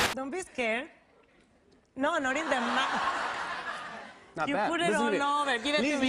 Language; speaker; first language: English; non-native, fluent; Spanish